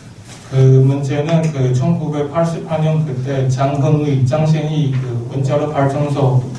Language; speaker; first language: Korean; non-native, learner; Chinese